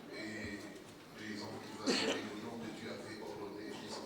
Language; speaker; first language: French; non-native, local second language; Lingala